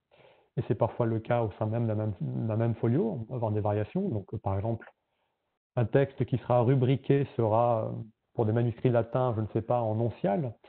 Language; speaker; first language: French; native; French